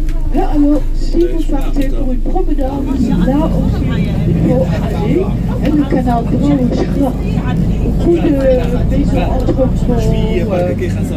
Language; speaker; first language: French; non-native, fluent; Dutch